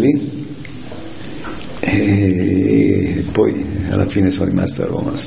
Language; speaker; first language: Italian; native; Italian